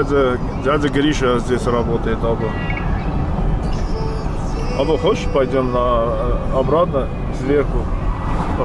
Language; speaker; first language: Russian; non-native, learner; Armenian